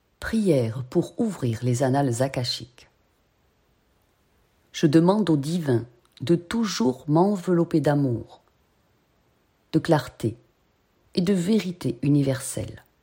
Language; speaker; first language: French; native; French